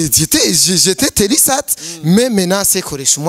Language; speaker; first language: French; non-native, learner; Rundi